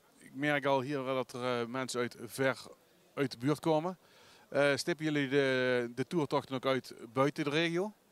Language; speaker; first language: Dutch; native; Dutch